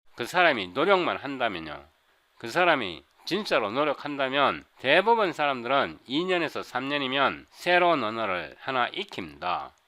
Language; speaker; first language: Korean; native; Korean